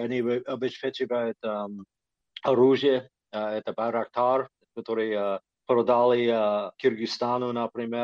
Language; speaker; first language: Russian; non-native, fluent; English